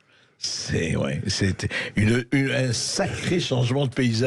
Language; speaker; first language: French; native; French